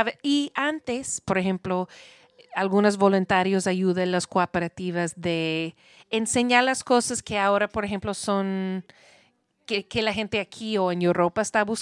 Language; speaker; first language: Spanish; non-native, learner; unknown